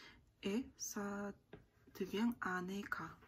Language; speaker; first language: French; non-native, learner; Korean